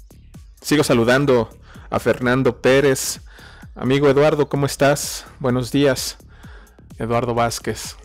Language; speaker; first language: Spanish; native; Spanish